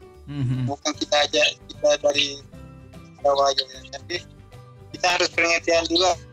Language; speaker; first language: Indonesian; non-native, fluent; Spanish